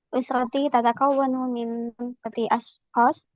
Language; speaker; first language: Arabic; non-native, learner; Indonesian